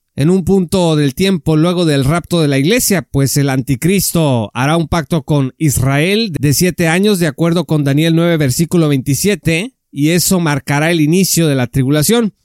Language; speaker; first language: Spanish; native; Spanish